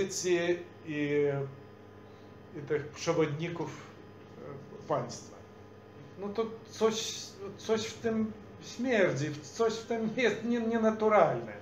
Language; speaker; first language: Polish; non-native, fluent; Belarusian